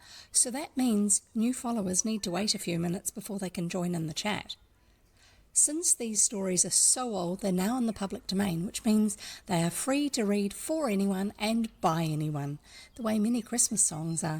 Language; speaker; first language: English; native; English